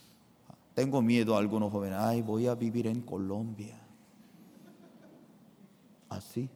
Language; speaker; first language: Spanish; non-native, fluent; Korean